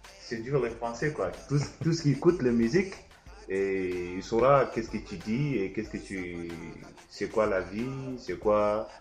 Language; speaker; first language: French; non-native, local second language; Soninke